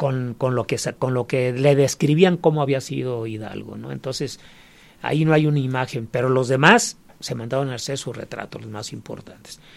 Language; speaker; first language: Spanish; native; Spanish